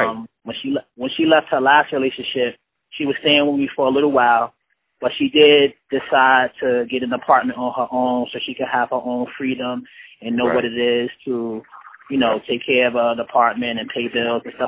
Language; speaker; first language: English; native; English